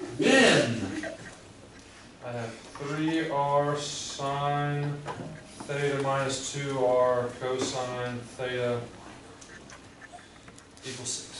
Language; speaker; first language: English; native; English